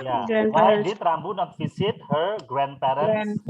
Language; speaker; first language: English; non-native, fluent; Indonesian